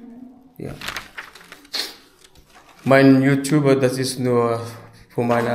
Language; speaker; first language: German; non-native, learner; Filipino